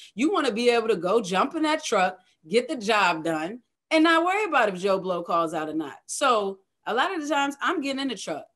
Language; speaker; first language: English; native; English